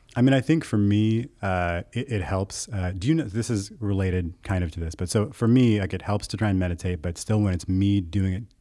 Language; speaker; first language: English; native; English